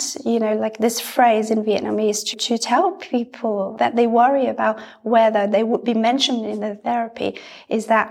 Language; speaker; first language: English; non-native, fluent; Vietnamese